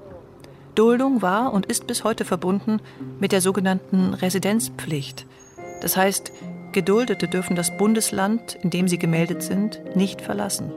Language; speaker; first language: German; native; German